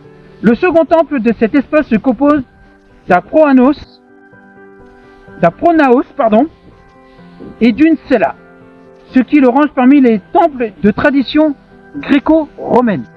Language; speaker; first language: French; native; French